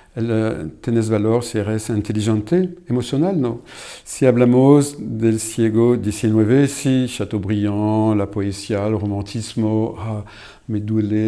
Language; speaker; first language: Spanish; non-native, fluent; French